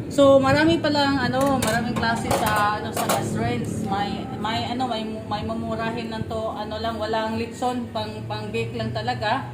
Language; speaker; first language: Filipino; non-native, local second language; Cebuano